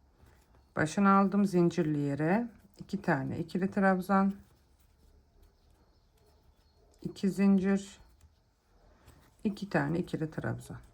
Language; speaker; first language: Turkish; native; Turkish